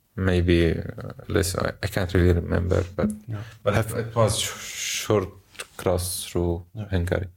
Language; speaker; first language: English; non-native, fluent; Arabic